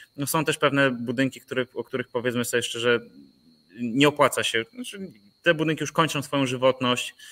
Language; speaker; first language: Polish; native; Polish